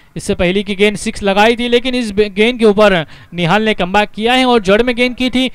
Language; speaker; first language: Hindi; non-native, local second language; Marathi